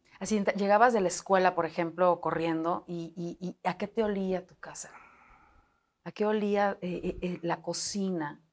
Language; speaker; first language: Spanish; native; Spanish